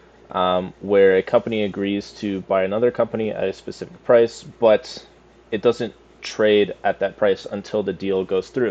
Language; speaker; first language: English; native; English